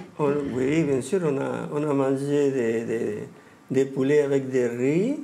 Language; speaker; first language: French; non-native, fluent; Spanish